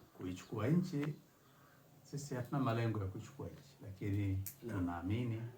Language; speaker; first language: Swahili; non-native, local second language; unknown